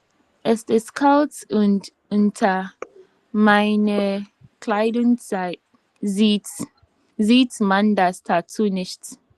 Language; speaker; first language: German; non-native, learner; Filipino